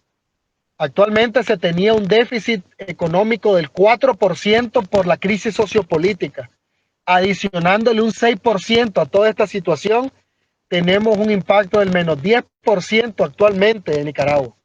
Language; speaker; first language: Spanish; native; Spanish